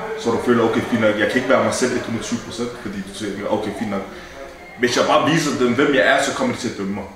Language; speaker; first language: Danish; early bilingual, other home language; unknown